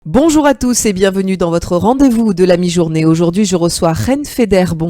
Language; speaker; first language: French; native; French